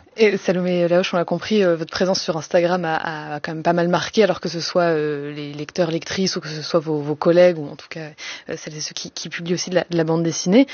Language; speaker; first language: French; native; French